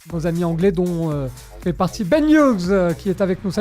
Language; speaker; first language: French; native; French